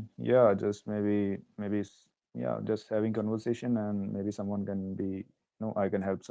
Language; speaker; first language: English; non-native, local second language; Hindi